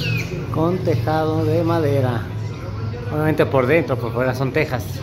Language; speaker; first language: Spanish; native; Spanish